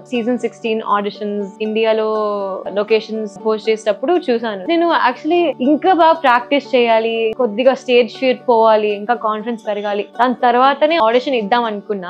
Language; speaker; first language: Telugu; early bilingual, heritage; Telugu